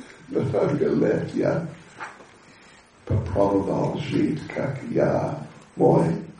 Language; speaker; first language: Russian; non-native, learner; English